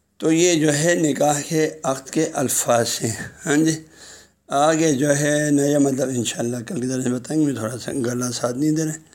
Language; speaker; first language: Urdu; non-native, local second language; Balti